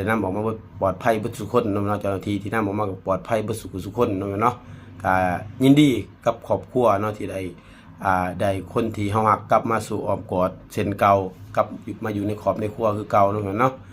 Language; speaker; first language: Thai; non-native, local second language; Northeastern Thai